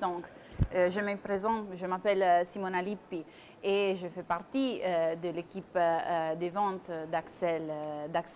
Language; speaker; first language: French; non-native, fluent; Italian